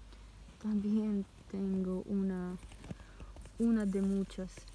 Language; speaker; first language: Spanish; non-native, learner; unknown